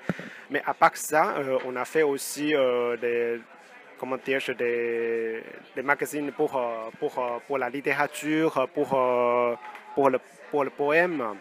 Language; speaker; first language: French; non-native, fluent; Chinese